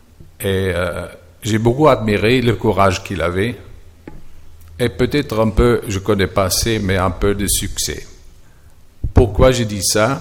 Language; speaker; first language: French; non-native, fluent; German